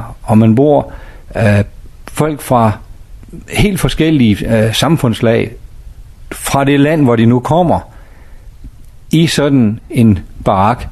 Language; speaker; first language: Danish; native; Danish